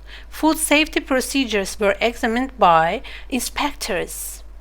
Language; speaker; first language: English; non-native, fluent; Turkish